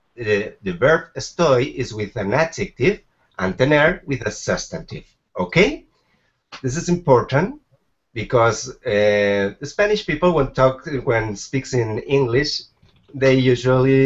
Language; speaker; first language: English; non-native, fluent; Spanish